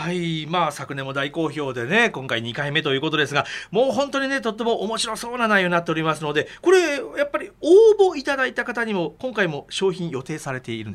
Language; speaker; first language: Japanese; native; Japanese